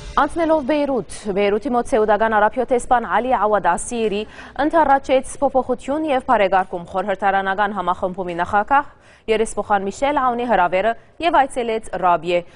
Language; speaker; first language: Armenian; early bilingual, heritage; Armenian